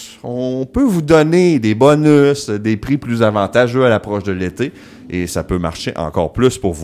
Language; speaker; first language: French; native; French